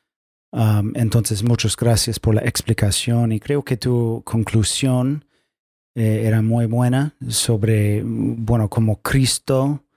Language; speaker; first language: Spanish; non-native, fluent; English